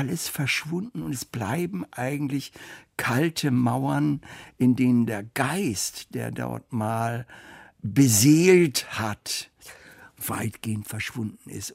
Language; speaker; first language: German; native; German